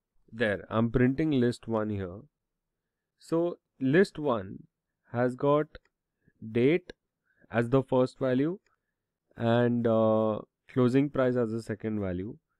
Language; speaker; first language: English; non-native, local second language; Hindi